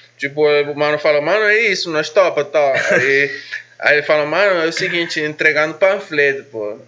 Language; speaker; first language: Portuguese; non-native, fluent; Spanish